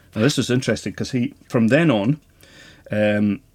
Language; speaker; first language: English; native; English